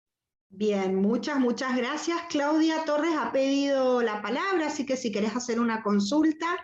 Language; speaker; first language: Spanish; native; Spanish